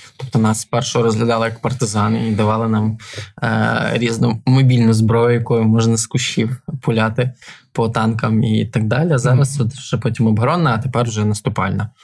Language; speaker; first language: Ukrainian; native; Ukrainian